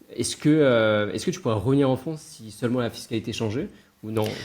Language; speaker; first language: French; native; French